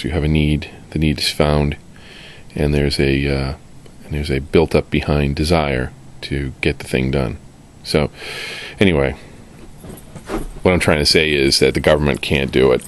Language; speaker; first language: English; native; English